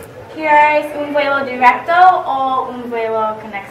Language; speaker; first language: Spanish; non-native, learner; English